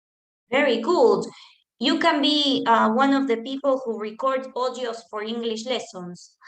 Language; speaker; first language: English; non-native, fluent; Spanish